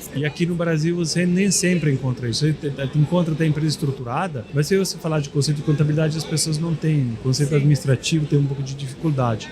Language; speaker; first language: Portuguese; non-native, fluent; Italian